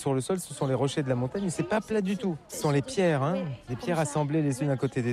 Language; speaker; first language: French; native; French